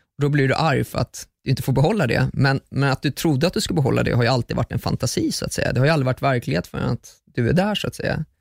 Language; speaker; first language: Swedish; early bilingual, other home language; German